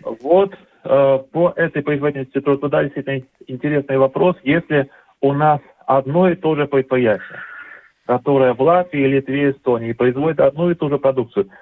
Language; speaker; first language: Russian; native; Russian